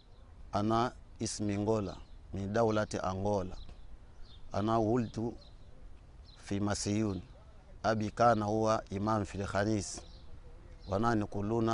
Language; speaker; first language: Arabic; non-native, learner; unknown